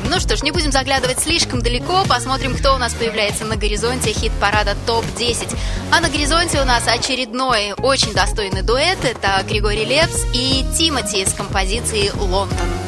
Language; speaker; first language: Russian; native; Russian